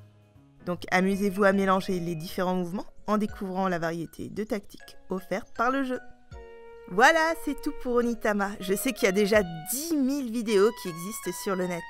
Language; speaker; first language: French; native; French